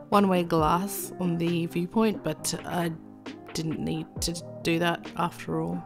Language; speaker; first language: English; native; English